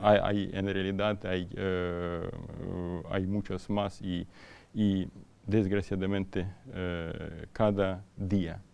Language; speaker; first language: Spanish; non-native, fluent; Ukrainian